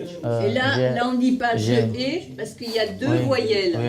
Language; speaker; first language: French; non-native, fluent; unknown